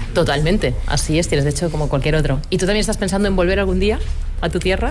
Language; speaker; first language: Spanish; native; Spanish